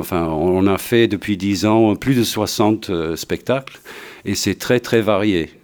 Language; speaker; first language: French; non-native, fluent; English